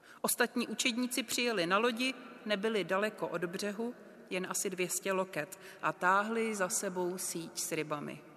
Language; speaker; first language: Czech; native; Czech